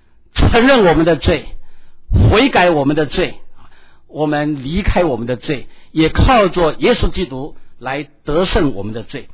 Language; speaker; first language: Chinese; native; Chinese